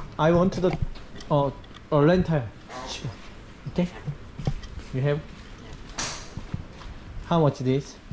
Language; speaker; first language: English; non-native, learner; Korean